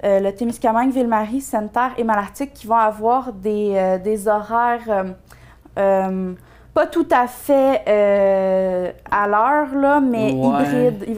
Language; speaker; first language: French; native; French